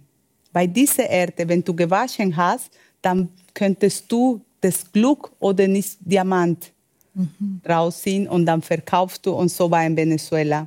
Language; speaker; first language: German; non-native, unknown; Spanish